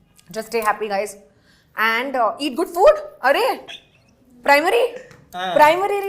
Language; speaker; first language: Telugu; non-native, learner; Hindi